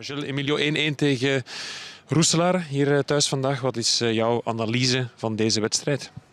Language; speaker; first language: Dutch; native; Dutch